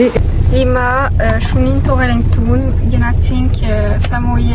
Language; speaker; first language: Armenian; early bilingual, heritage; Armenian